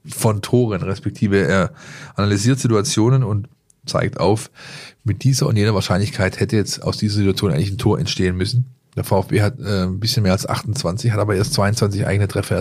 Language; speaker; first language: German; native; German